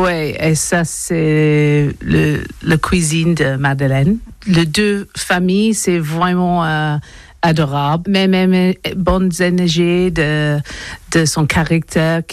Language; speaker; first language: French; non-native, learner; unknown